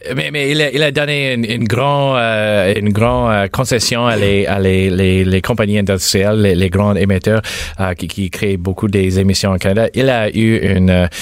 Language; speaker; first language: French; native; French